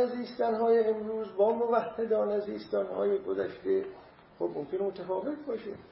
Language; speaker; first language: Persian; non-native, local second language; Azerbaijani